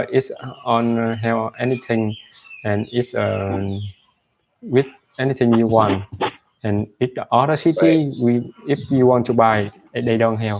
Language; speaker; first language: English; non-native, learner; Vietnamese